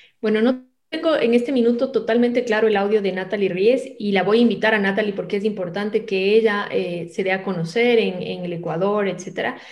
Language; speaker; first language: Spanish; native; Spanish